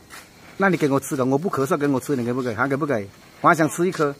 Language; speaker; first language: Chinese; native; Chinese